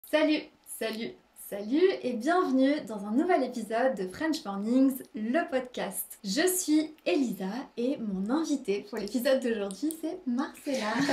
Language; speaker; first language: French; native; French